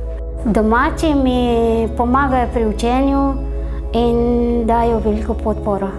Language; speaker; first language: Slovenian; non-native, learner; Nepali